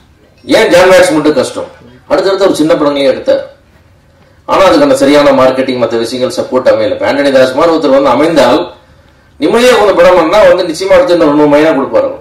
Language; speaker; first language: Tamil; native; Tamil